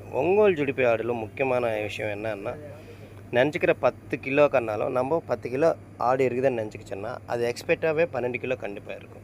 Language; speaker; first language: Tamil; native; Tamil